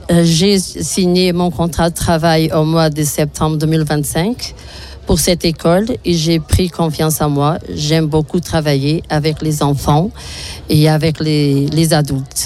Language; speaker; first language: French; non-native, learner; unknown